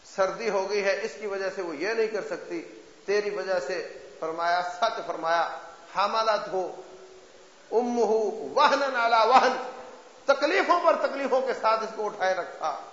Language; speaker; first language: Urdu; native; Urdu